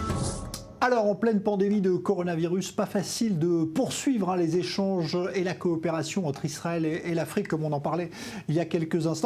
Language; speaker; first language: French; native; French